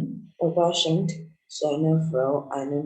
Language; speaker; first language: German; non-native, learner; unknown